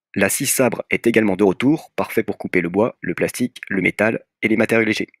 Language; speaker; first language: French; native; French